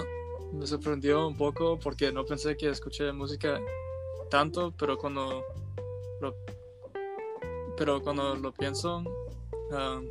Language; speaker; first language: Spanish; early bilingual, heritage; Spanish